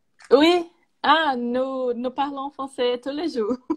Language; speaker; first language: French; non-native, learner; Portuguese